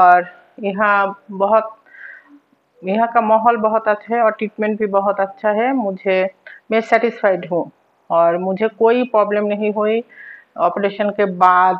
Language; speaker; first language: Hindi; non-native, fluent; Bangla